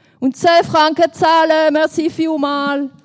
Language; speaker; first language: German; non-native, local second language; French